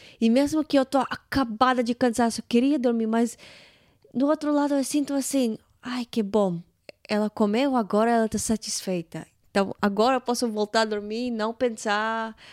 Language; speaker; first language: Portuguese; non-native, fluent; Russian